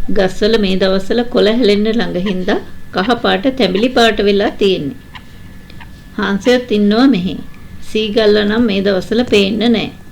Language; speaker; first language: Sinhala; native; Sinhala